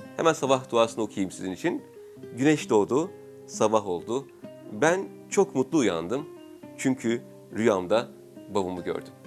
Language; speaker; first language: Turkish; native; Turkish